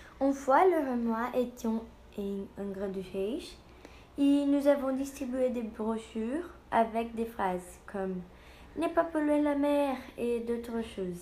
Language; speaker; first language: French; non-native, learner; Portuguese